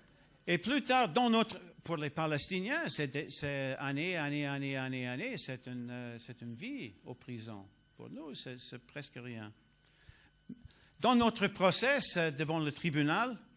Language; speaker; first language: French; non-native, learner; English